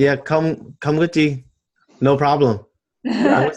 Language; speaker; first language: Vietnamese; non-native, learner; English